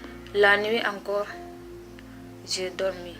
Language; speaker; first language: French; non-native, local second language; Wolof